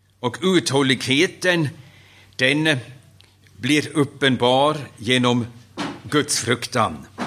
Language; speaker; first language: Swedish; non-native, fluent; German